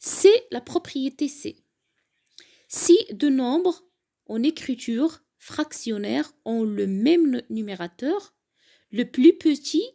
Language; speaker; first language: French; non-native, local second language; Arabic